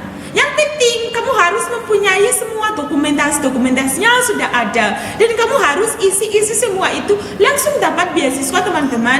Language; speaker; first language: Indonesian; non-native, fluent; English